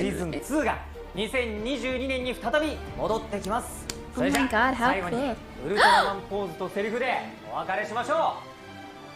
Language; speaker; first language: Japanese; native; Japanese